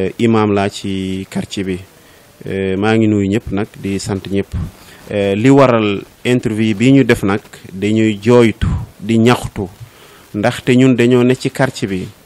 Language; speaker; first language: Wolof; non-native, local second language; Fula